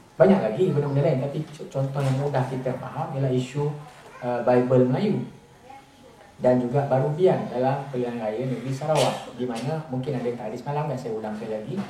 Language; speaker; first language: Malay; native; Malay